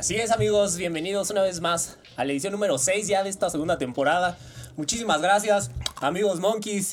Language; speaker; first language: Spanish; native; Spanish